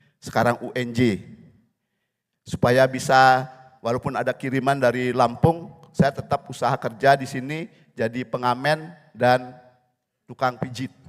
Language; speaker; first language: Indonesian; non-native, local second language; Balinese